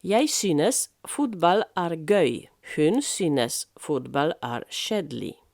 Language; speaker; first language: Norwegian; non-native, fluent; French